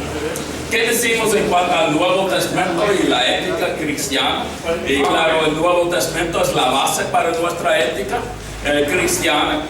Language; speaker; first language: Spanish; non-native, fluent; English